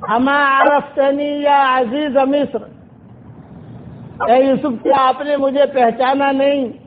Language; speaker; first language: Urdu; native; Urdu